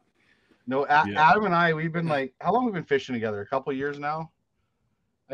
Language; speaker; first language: English; native; English